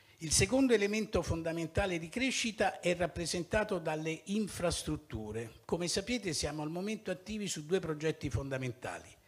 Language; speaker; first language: Italian; native; Italian